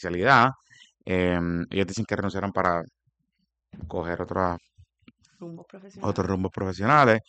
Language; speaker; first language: Spanish; native; Spanish